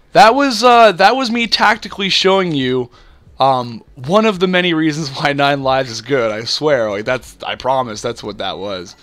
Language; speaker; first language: English; native; English